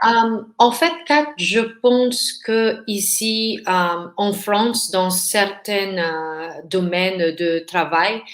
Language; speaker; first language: French; non-native, learner; Filipino